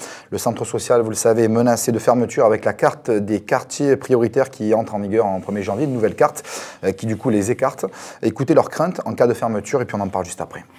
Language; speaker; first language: French; native; French